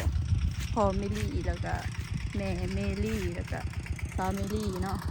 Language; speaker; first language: Thai; non-native, local second language; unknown